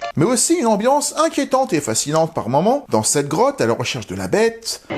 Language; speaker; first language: French; native; French